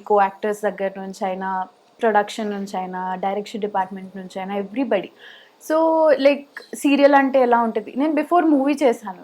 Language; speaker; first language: Telugu; native; Telugu